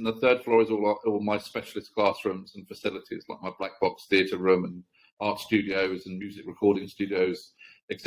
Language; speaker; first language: English; native; English